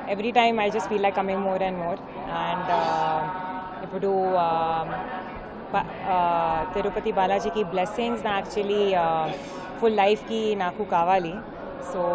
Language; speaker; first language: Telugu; non-native, learner; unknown